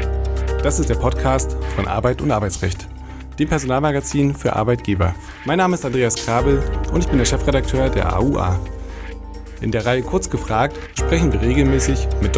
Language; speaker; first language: German; native; German